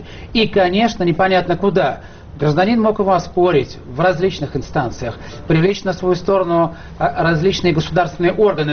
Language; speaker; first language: Russian; native; Russian